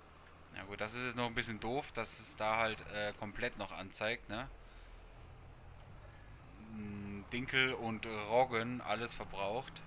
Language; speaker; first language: German; native; German